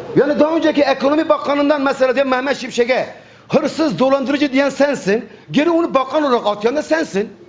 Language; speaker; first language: Turkish; native; Turkish